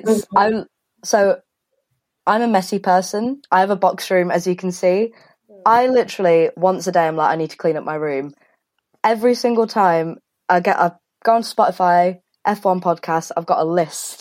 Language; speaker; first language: English; native; English